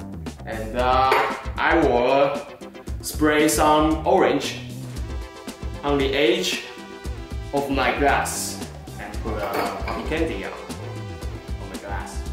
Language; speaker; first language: English; non-native, learner; Chinese